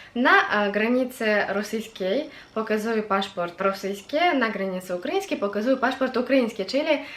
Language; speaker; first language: Polish; non-native, fluent; Russian